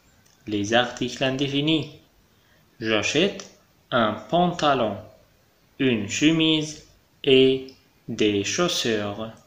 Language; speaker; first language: French; non-native, fluent; Arabic